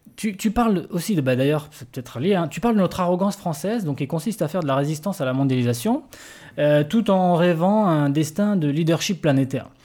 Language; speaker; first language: French; native; French